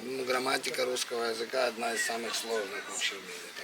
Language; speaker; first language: Russian; non-native, fluent; Georgian